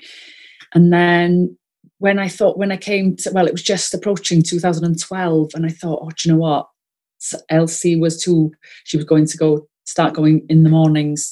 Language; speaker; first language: English; non-native, local second language; Welsh